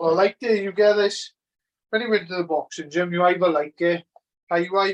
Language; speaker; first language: English; native; English